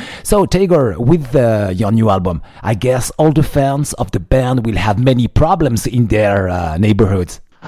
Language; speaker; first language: English; non-native, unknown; French